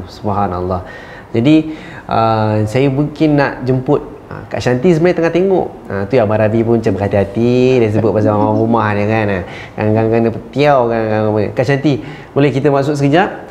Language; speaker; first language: Malay; native; Malay